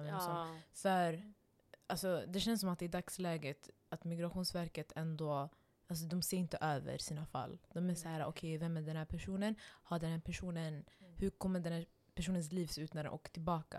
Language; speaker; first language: Swedish; non-native, local second language; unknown